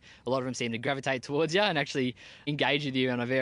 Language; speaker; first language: English; native; English